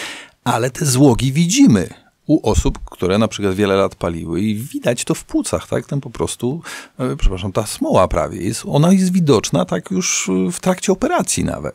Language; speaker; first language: Polish; native; Polish